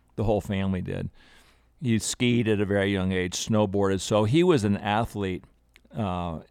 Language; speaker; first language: English; native; English